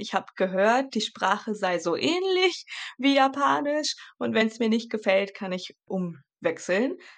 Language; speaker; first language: German; native; German